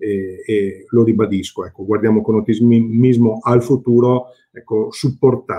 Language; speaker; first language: Italian; native; Italian